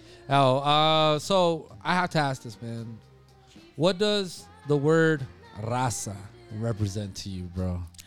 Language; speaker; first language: English; native; English